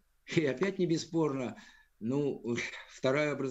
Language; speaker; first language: Russian; native; Russian